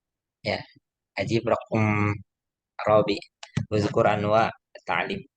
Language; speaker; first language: Arabic; non-native, learner; Indonesian